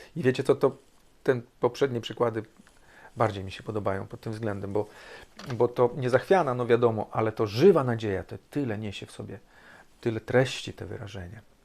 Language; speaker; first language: Polish; early bilingual, heritage; Polish